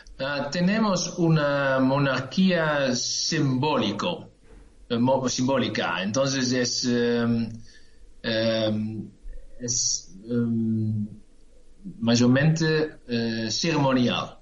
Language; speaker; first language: Spanish; non-native, learner; Dutch